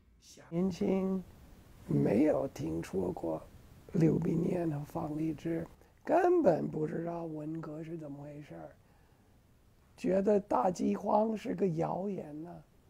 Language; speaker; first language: Chinese; non-native, fluent; English